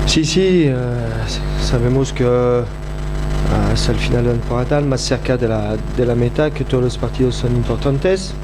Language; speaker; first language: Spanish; non-native, fluent; French